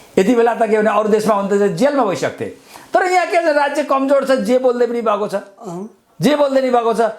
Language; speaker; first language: Nepali; native; Nepali